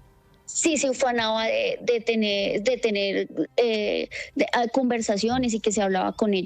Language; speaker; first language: Spanish; native; Spanish